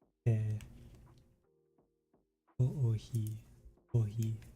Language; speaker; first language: Japanese; non-native, learner; English